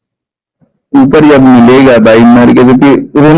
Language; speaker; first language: Hindi; native; Hindi